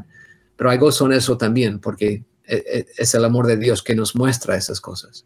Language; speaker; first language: Spanish; non-native, fluent; English